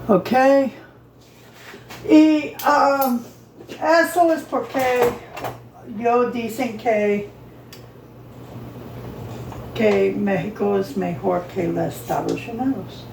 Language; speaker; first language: Spanish; non-native, learner; English